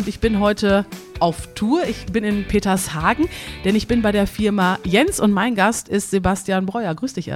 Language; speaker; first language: German; native; German